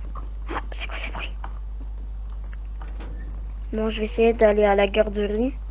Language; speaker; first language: French; native; French